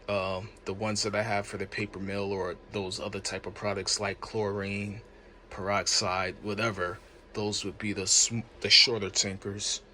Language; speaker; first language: English; native; English